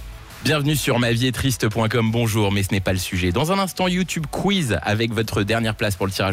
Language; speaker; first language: French; native; French